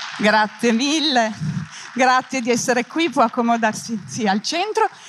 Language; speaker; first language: Italian; native; Italian